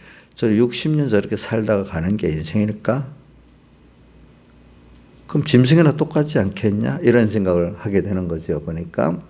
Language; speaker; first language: Korean; native; Korean